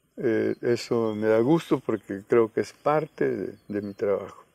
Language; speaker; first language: Spanish; native; Spanish